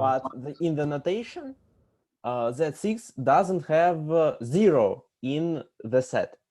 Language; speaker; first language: English; non-native, fluent; Russian